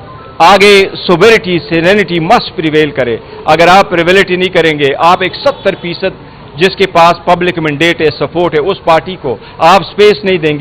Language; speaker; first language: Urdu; non-native, local second language; Pashto